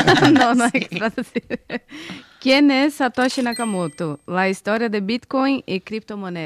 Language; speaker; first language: Spanish; non-native, fluent; Portuguese